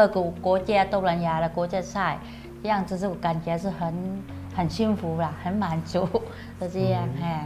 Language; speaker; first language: Chinese; non-native, learner; Vietnamese